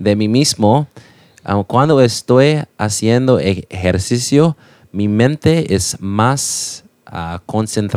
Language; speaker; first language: Spanish; non-native, learner; English